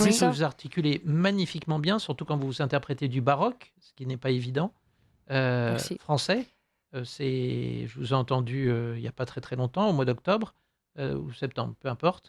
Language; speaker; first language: French; native; French